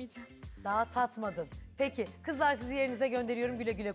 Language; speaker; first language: Turkish; native; Turkish